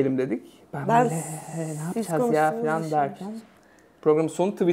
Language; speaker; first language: Turkish; native; Turkish